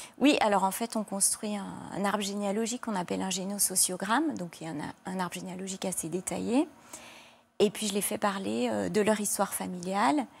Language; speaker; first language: French; native; French